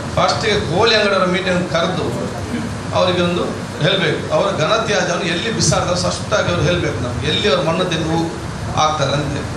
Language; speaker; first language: Kannada; non-native, local second language; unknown